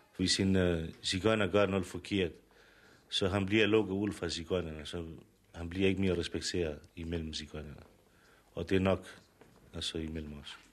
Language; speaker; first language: Danish; non-native, fluent; Romany